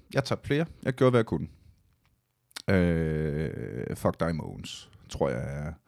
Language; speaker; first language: Danish; native; Danish